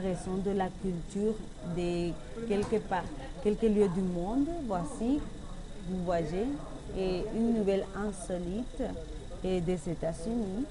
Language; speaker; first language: French; non-native, learner; Spanish